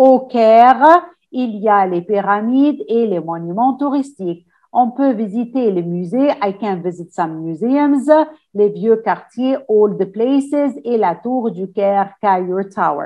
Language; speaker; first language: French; non-native, fluent; Arabic